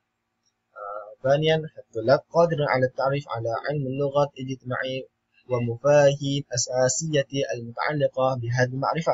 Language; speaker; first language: Arabic; non-native, learner; Malay